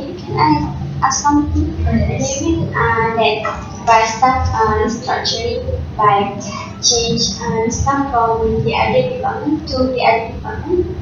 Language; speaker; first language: English; non-native, learner; Malay